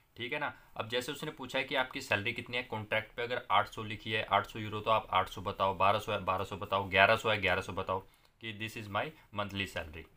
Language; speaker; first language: Hindi; non-native, local second language; Punjabi